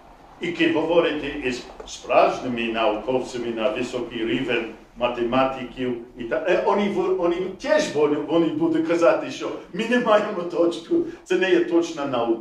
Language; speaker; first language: Ukrainian; non-native, learner; English